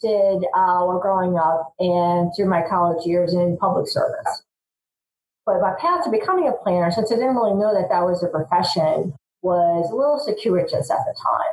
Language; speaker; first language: English; native; English